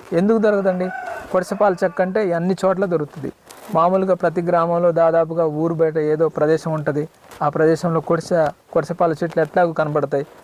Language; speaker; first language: Telugu; non-native, local second language; Koya